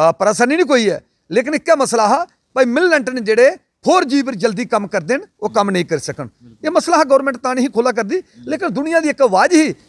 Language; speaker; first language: Punjabi; non-native, local second language; Dogri